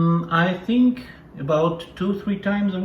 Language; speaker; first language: English; non-native, learner; Russian